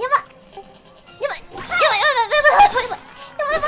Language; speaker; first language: Japanese; native; Japanese